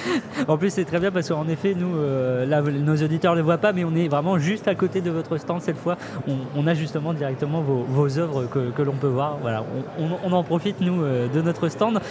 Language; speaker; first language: French; native; French